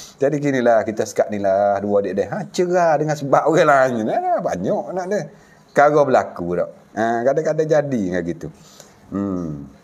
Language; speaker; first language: Malay; native; Malay